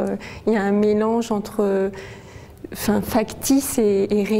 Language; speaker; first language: French; native; French